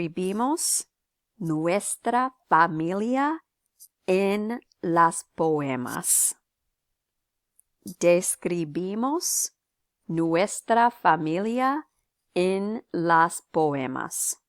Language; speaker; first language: Spanish; non-native, fluent; English